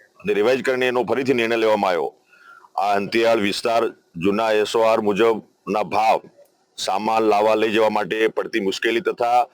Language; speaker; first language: Gujarati; native; Gujarati